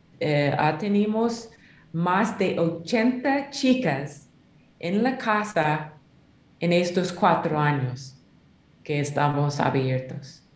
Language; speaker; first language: Spanish; non-native, learner; English